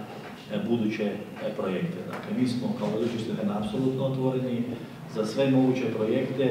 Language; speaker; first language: Croatian; native; Croatian